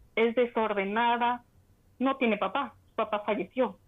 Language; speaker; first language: Spanish; native; Spanish